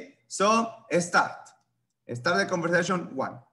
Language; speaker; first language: English; non-native, fluent; Spanish